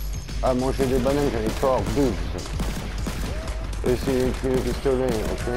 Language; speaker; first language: French; native; French